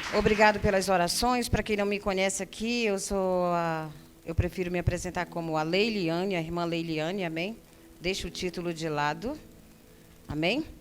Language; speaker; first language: Portuguese; native; Portuguese